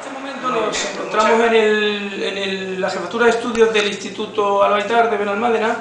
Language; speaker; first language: Spanish; native; Spanish